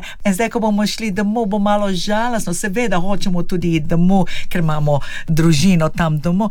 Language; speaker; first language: Slovenian; early bilingual, heritage; Slovenian